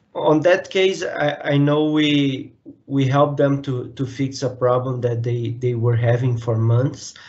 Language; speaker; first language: English; non-native, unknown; Portuguese